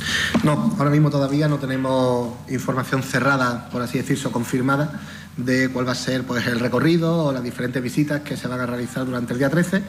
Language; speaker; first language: Spanish; native; Spanish